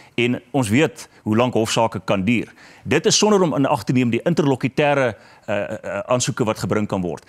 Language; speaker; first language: Afrikaans; native; Afrikaans